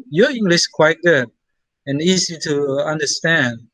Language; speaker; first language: English; non-native, fluent; Thai